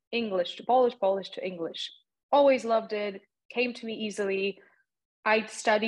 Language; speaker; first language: English; non-native, fluent; Polish